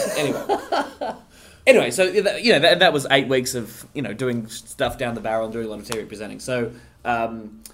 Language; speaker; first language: English; native; English